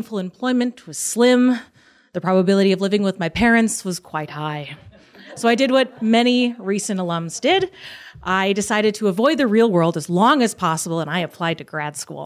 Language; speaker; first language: English; native; English